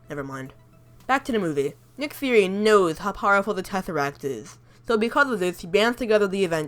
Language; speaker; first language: English; native; English